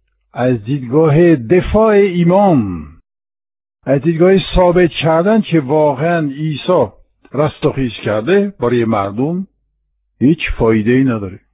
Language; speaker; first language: Persian; non-native, fluent; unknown